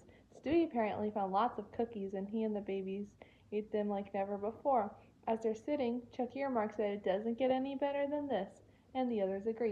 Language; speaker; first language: English; native; English